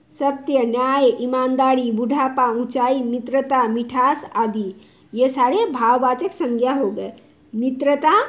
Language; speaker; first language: Hindi; non-native, local second language; Bangla